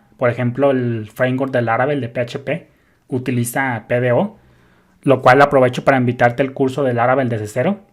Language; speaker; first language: Spanish; native; Spanish